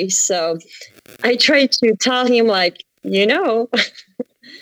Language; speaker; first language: English; non-native, fluent; French